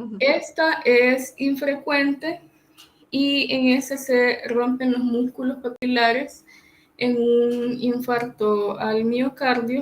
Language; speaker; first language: Spanish; native; Spanish